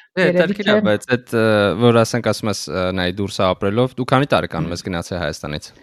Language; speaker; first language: Armenian; native; Armenian